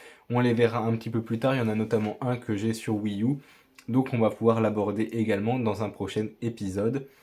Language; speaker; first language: French; native; French